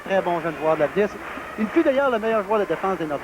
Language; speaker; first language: French; native; French